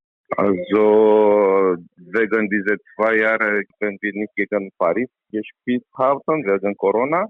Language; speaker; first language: German; non-native, learner; Romanian